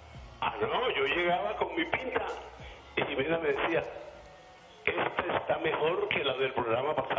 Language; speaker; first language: Spanish; native; Spanish